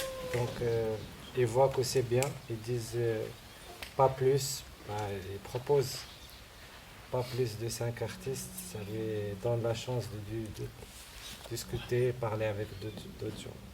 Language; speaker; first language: French; non-native, local second language; Arabic